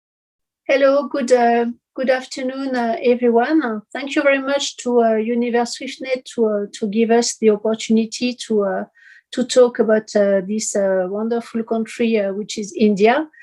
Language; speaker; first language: English; non-native, fluent; French